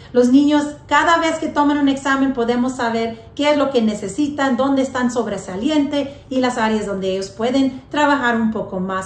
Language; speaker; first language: Spanish; early bilingual, heritage; English